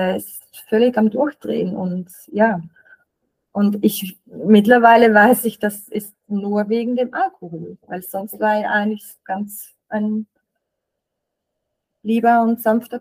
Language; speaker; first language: German; native; German